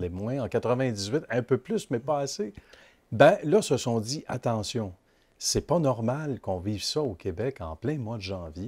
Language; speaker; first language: French; native; French